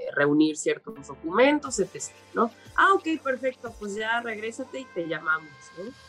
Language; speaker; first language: Spanish; native; Spanish